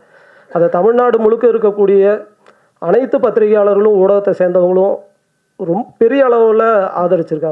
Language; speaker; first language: Tamil; native; Tamil